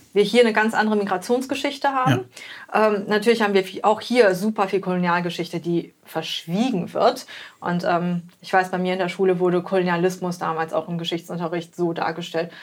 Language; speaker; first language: German; native; German